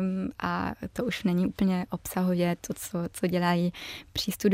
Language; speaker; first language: Czech; early bilingual, heritage; German